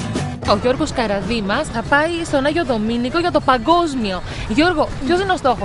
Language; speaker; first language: Greek; native; Greek